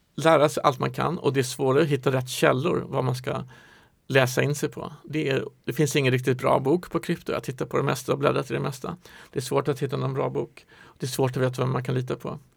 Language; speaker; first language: Swedish; native; Swedish